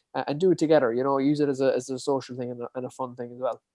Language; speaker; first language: English; native; English